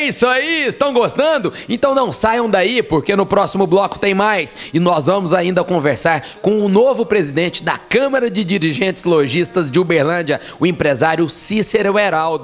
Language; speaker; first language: Portuguese; native; Portuguese